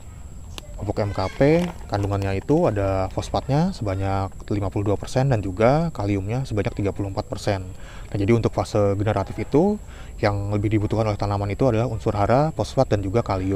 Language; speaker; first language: Indonesian; native; Indonesian